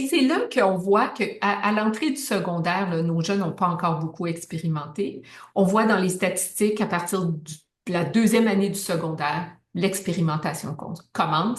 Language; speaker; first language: French; native; French